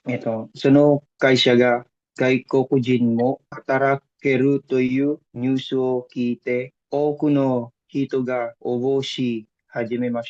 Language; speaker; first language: Japanese; non-native, learner; Filipino